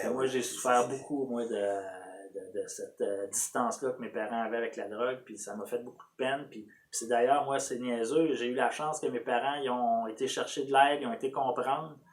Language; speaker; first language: French; native; French